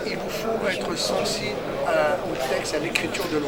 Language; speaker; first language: French; native; French